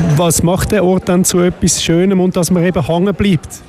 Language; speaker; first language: German; native; German